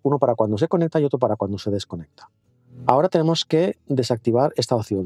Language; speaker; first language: Spanish; native; Spanish